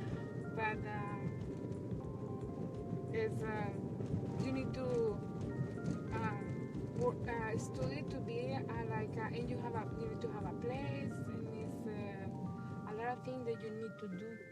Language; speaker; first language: English; non-native, learner; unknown